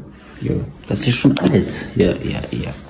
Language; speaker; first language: German; early bilingual, other home language; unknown